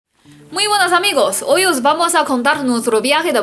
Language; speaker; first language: Spanish; non-native, fluent; Chinese